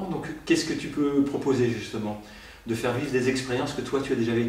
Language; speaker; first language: French; native; French